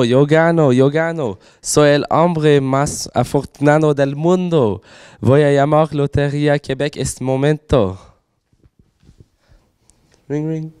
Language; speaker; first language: Spanish; non-native, learner; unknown